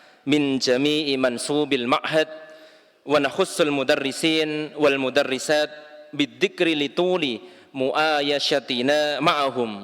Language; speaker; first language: Arabic; non-native, fluent; Indonesian